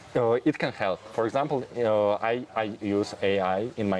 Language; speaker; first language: English; non-native, fluent; Russian